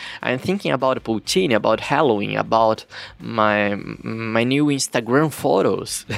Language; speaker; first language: English; non-native, learner; Portuguese